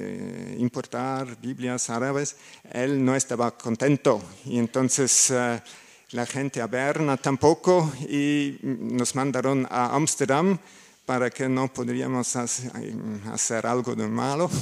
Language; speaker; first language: Spanish; non-native, learner; German